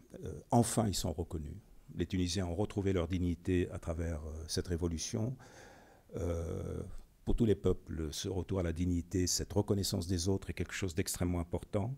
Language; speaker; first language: French; non-native, local second language; Arabic